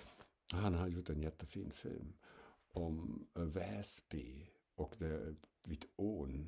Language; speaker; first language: Swedish; non-native, fluent; German